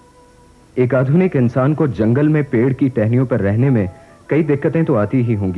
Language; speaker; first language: Hindi; native; Hindi